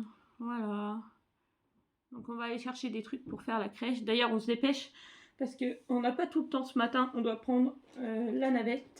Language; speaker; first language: French; native; French